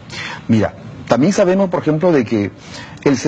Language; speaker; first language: Spanish; non-native, local second language; Shipibo-Conibo